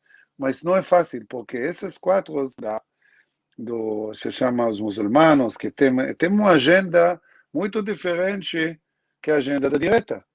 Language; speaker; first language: Portuguese; non-native, learner; Hebrew